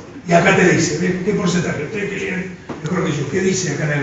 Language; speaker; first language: Spanish; native; Spanish